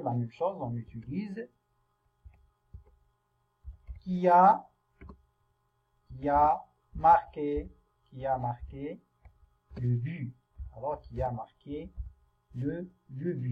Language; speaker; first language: French; non-native, local second language; Arabic